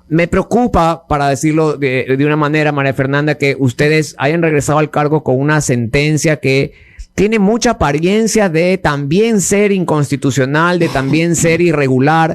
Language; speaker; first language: Spanish; native; Spanish